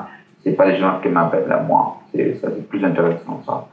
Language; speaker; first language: French; non-native, learner; Italian